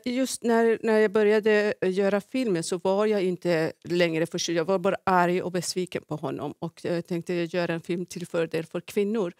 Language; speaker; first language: Swedish; non-native, fluent; Persian